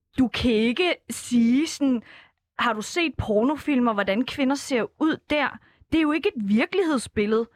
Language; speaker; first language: Danish; early bilingual, other home language; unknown